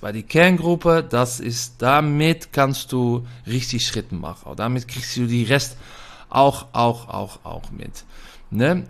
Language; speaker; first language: German; non-native, fluent; Dutch